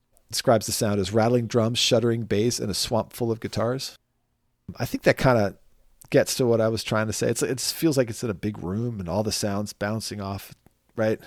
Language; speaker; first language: English; native; English